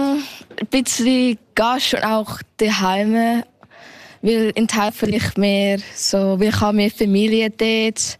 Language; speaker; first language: German; early bilingual, heritage; German